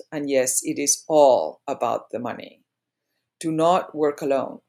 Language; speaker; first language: English; non-native, fluent; Spanish